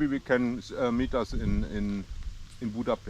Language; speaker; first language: English; non-native, fluent; German